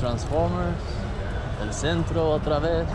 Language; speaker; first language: Spanish; non-native, learner; Swedish